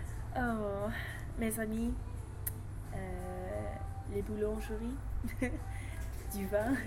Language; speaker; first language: French; non-native, learner; English